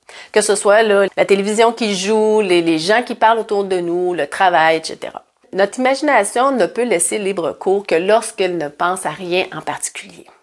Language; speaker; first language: French; native; French